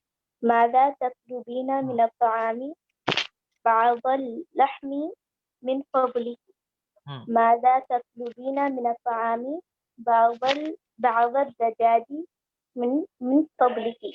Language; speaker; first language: Arabic; non-native, learner; Urdu